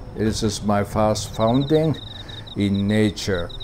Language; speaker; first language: English; non-native, learner; Japanese